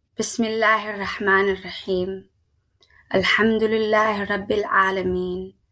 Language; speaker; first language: English; native; English